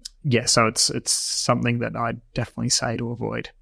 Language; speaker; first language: English; native; English